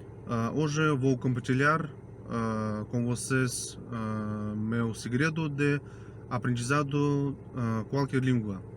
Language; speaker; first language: Portuguese; non-native, fluent; Russian